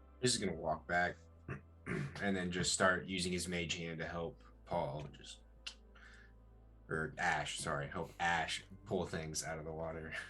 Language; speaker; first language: English; native; English